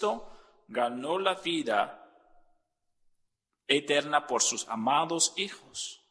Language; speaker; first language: Spanish; non-native, fluent; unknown